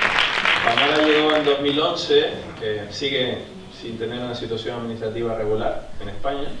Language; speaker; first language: Spanish; native; Spanish